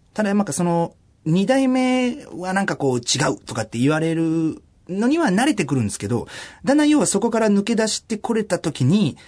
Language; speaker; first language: Japanese; early bilingual, other home language; German